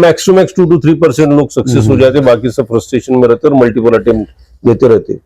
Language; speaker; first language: Hindi; non-native, local second language; Marathi